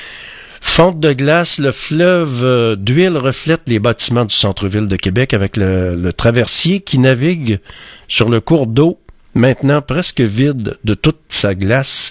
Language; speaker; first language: French; native; French